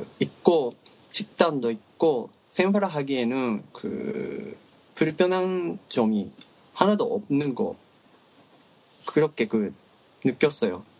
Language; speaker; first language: Korean; non-native, learner; Japanese